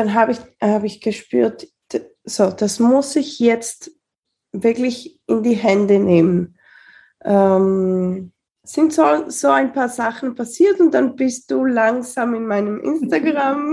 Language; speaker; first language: German; early bilingual, heritage; Spanish